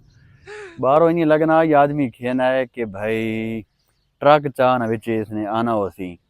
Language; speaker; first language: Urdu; non-native, local second language; Punjabi